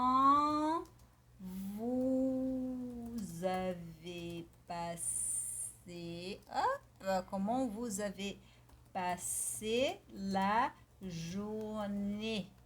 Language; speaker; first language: French; non-native, fluent; Portuguese